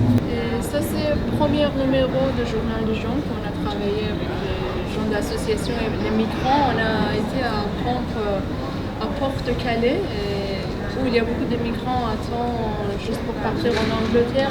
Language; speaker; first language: French; non-native, fluent; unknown